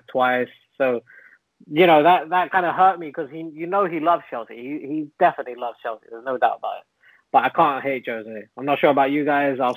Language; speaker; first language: English; native; English